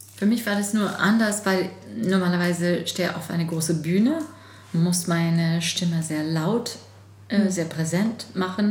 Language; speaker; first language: German; non-native, fluent; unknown